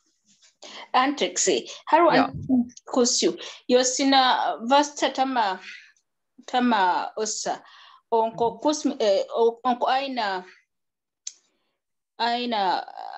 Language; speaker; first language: Finnish; non-native, learner; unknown